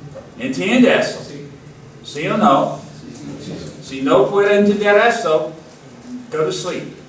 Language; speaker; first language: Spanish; non-native, learner; English